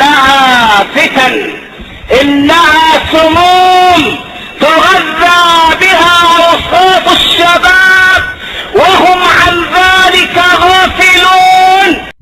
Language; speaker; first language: Arabic; native; Arabic